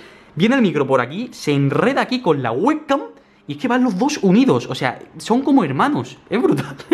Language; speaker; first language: Spanish; native; Spanish